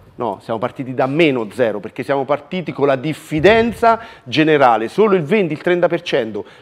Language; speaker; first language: Italian; native; Italian